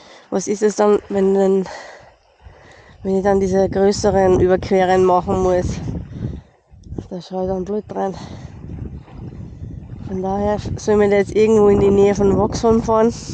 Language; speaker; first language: German; native; German